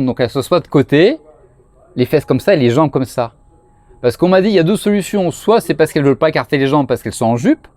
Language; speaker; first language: French; native; French